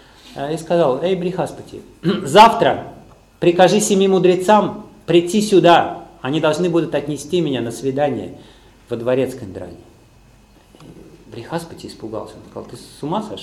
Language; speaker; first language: Russian; native; Russian